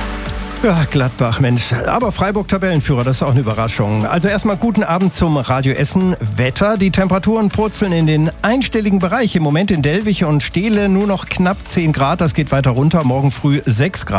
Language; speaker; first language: German; native; German